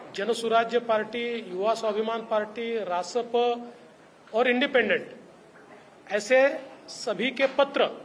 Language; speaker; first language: Hindi; non-native, local second language; Marathi